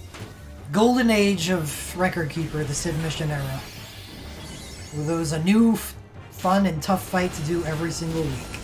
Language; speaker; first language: English; native; English